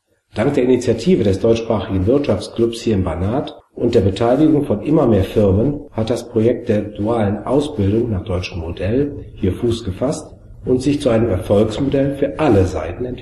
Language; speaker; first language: German; native; German